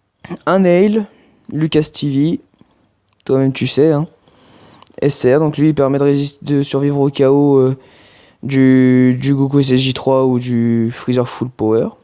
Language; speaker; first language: French; native; French